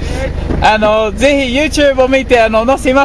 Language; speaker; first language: Japanese; non-native, learner; English